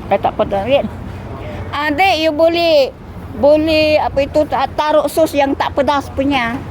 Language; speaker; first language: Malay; non-native, learner; Filipino